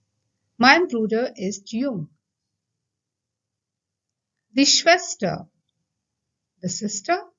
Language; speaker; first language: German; non-native, fluent; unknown